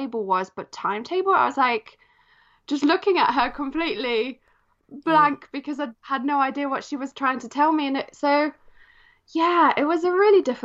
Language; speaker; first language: English; early bilingual, other home language; Polish